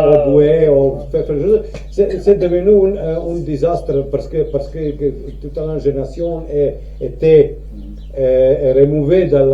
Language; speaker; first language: French; non-native, learner; Croatian